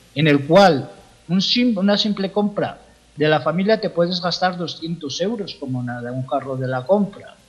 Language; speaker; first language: Spanish; native; Spanish